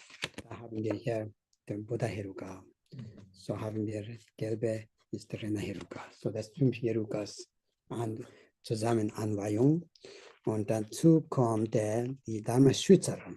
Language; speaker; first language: German; non-native, learner; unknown